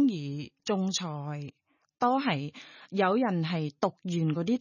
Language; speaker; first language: Cantonese; non-native, learner; Thai